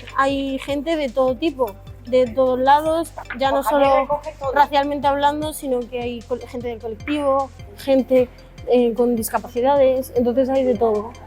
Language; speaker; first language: Spanish; early bilingual, other home language; Arabic